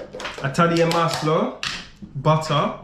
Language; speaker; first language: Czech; non-native, learner; English